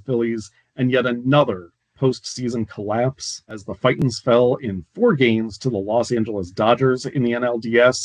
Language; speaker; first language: English; native; English